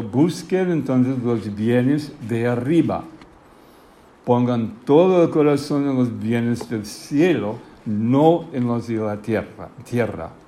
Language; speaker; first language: Spanish; non-native, fluent; English